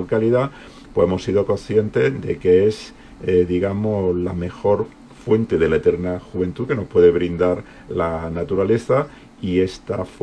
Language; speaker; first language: Spanish; native; Spanish